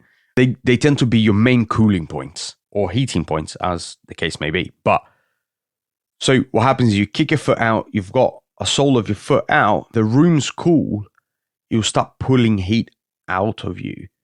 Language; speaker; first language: English; native; English